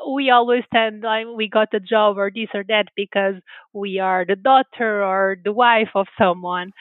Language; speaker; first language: English; non-native, fluent; Portuguese